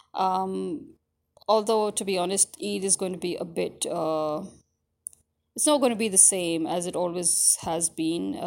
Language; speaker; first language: English; early bilingual, other home language; Urdu